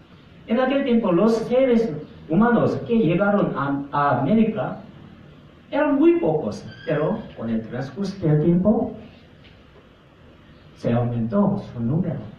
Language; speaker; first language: Spanish; non-native, fluent; Korean